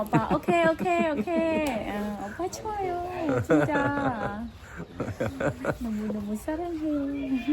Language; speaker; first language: Korean; non-native, learner; Khmer